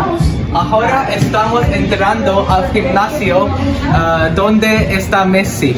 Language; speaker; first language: Spanish; non-native, learner; English